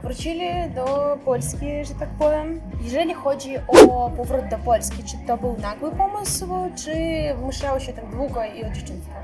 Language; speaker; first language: Polish; non-native, fluent; Russian